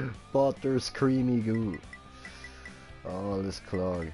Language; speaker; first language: German; native; German